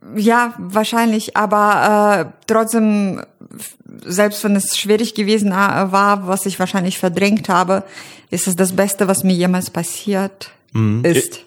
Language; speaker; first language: German; non-native, fluent; Russian